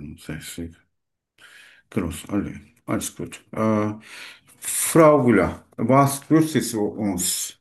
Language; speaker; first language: German; non-native, learner; Turkish